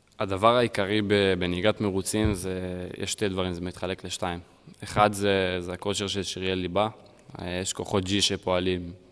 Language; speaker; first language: Hebrew; early bilingual, heritage; Hebrew